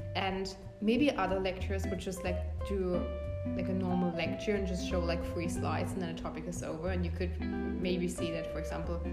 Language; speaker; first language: English; non-native, fluent; German